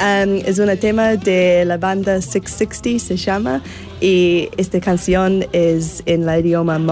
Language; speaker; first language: Spanish; non-native, learner; English